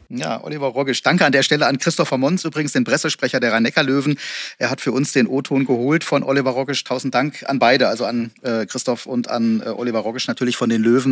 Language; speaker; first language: German; native; German